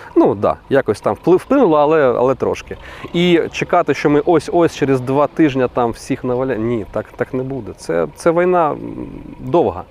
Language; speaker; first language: Ukrainian; non-native, local second language; Russian